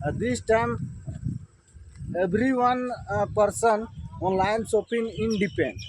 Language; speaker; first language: English; non-native, learner; Hindi